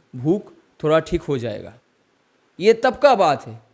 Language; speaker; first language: Hindi; non-native, local second language; Bangla